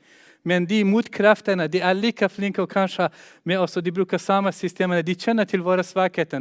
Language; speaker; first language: Norwegian; non-native, fluent; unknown